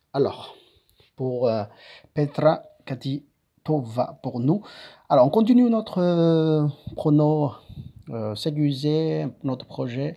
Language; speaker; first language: French; non-native, learner; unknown